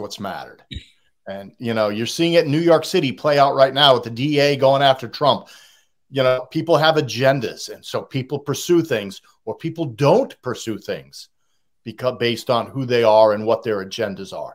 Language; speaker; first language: English; native; English